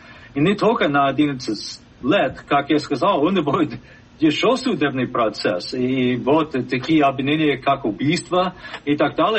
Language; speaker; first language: Russian; non-native, fluent; English